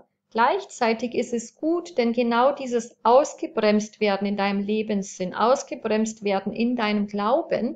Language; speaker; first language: German; native; German